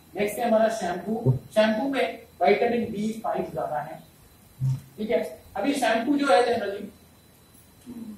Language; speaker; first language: Hindi; non-native, local second language; Malayalam